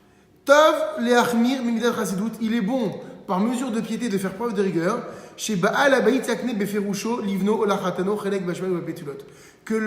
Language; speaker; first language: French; native; French